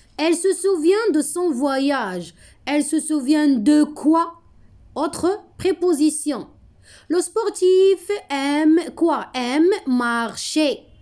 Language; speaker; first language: French; non-native, local second language; Arabic